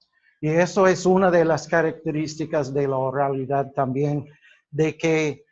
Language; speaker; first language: Spanish; non-native, fluent; English